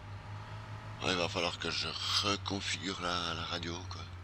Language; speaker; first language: French; native; French